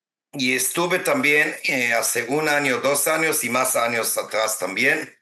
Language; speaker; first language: Spanish; non-native, fluent; Hebrew